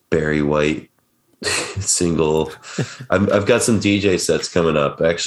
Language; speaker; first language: English; native; English